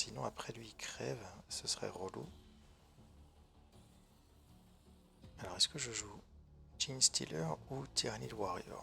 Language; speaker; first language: French; native; French